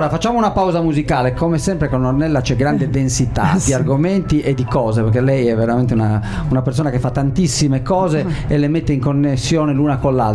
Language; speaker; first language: Italian; native; Italian